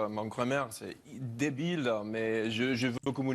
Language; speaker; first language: French; non-native, learner; English